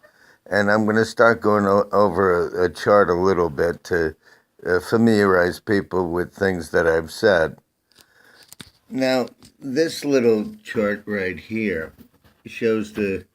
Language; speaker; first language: English; native; English